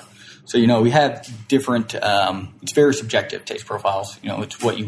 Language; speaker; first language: English; native; English